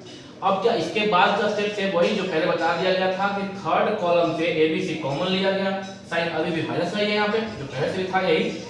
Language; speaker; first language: Hindi; native; Hindi